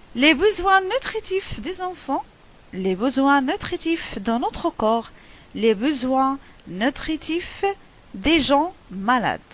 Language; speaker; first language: French; non-native, local second language; Arabic